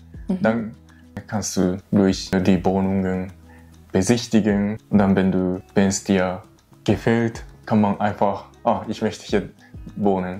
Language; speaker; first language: German; non-native, learner; Japanese